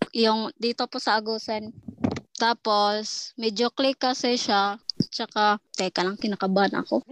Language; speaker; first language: Filipino; non-native, local second language; Cebuano